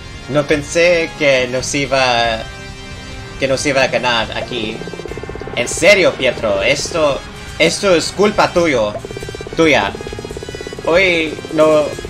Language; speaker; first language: Spanish; non-native, learner; English